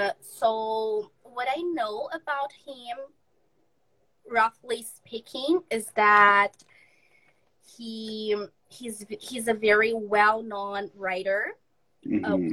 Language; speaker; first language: English; non-native, fluent; Portuguese